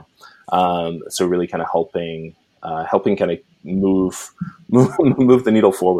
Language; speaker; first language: English; native; English